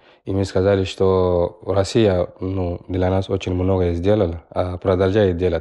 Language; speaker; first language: Russian; non-native, learner; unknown